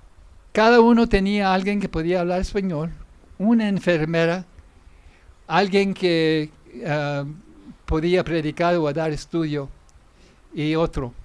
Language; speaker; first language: Spanish; non-native, fluent; English